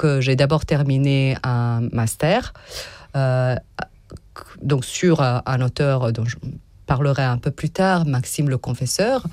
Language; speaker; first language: French; non-native, fluent; Serbian